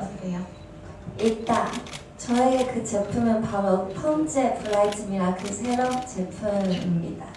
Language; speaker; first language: Korean; non-native, fluent; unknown